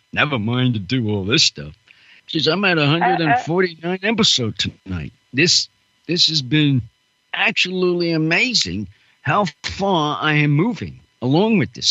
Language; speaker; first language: English; non-native, fluent; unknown